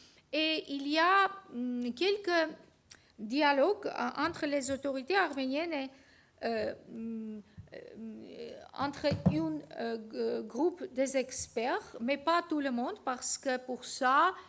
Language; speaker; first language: French; non-native, fluent; Armenian